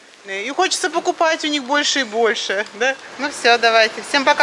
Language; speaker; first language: Russian; native; Russian